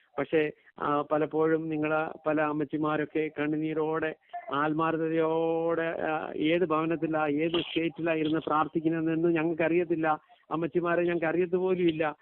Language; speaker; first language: Malayalam; early bilingual, heritage; Malayalam